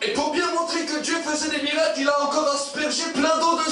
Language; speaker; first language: French; native; French